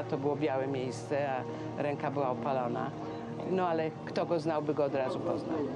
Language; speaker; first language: Polish; native; Polish